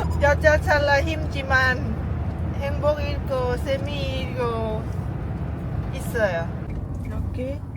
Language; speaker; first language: Korean; non-native, learner; Lao